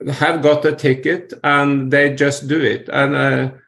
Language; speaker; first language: English; non-native, fluent; Norwegian